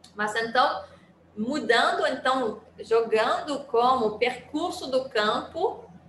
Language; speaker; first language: Portuguese; non-native, fluent; French